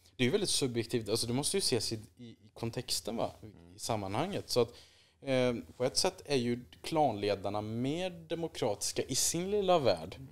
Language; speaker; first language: Swedish; native; Swedish